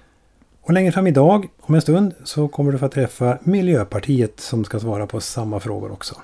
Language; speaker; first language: Swedish; native; Swedish